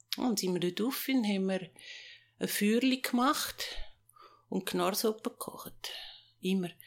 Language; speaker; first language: German; native; German